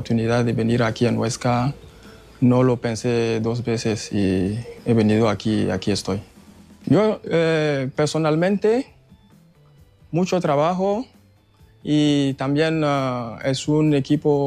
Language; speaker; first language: Spanish; non-native, fluent; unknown